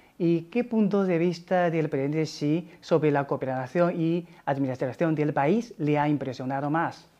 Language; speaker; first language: Spanish; non-native, fluent; Chinese